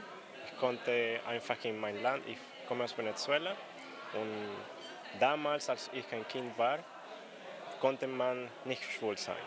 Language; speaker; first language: German; non-native, fluent; Spanish